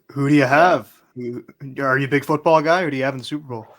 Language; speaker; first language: English; native; English